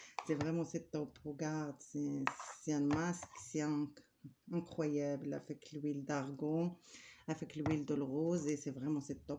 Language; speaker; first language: French; non-native, learner; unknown